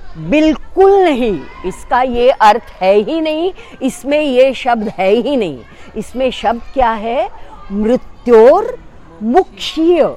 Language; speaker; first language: Hindi; non-native, local second language; Marathi